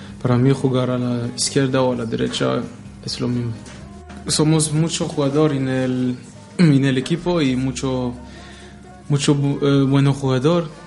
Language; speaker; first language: Spanish; non-native, learner; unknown